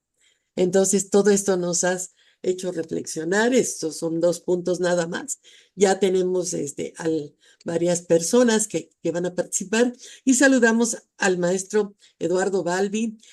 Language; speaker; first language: Spanish; native; Spanish